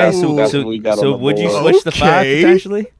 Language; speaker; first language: English; native; English